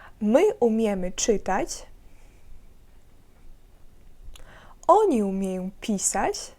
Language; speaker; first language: Polish; non-native, fluent; Ukrainian